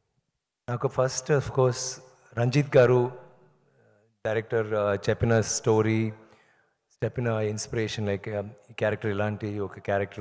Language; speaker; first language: Telugu; non-native, learner; Tamil